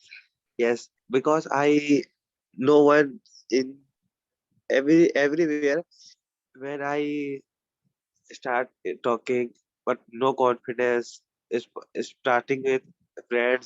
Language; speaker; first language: English; non-native, learner; Urdu